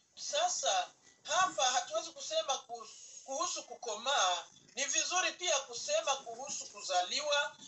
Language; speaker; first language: Swahili; native; Swahili